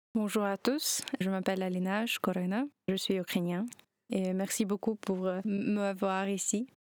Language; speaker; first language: French; non-native, learner; Ukrainian